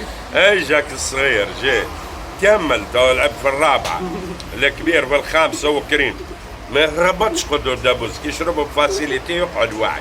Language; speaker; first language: Arabic; native; Arabic